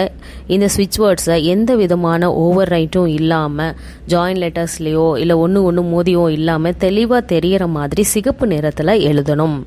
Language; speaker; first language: Tamil; native; Tamil